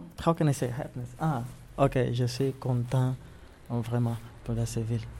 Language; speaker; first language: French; non-native, learner; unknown